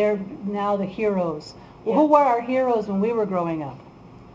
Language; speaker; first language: English; early bilingual, other home language; Spanish